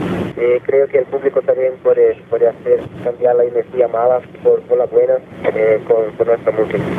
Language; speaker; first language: Spanish; non-native, fluent; Portuguese